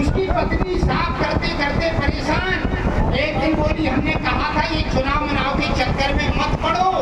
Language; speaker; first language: Hindi; native; Hindi